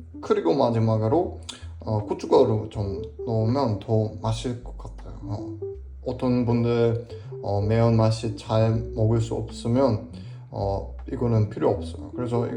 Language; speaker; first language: Korean; non-native, learner; German